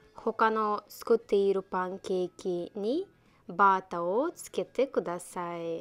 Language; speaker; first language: Japanese; non-native, learner; Russian